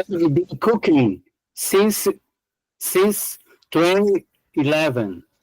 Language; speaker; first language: English; non-native, learner; Portuguese